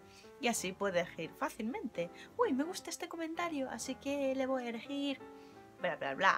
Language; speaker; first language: Spanish; non-native, fluent; Japanese